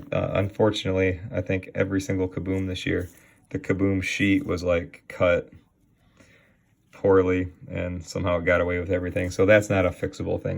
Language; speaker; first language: English; native; English